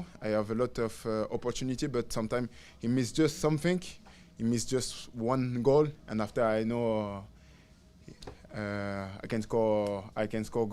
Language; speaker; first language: English; non-native, learner; French